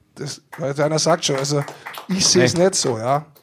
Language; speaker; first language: German; native; German